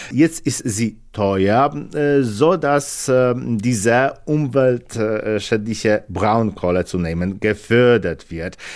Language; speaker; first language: German; non-native, fluent; Polish